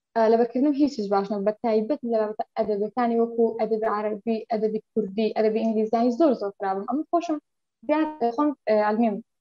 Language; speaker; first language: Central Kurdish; non-native, local second language; Kurdish